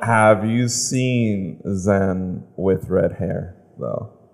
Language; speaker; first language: English; native; English